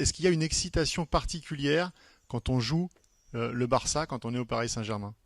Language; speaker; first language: French; native; French